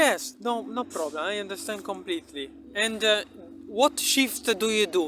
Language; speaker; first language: English; non-native, local second language; Italian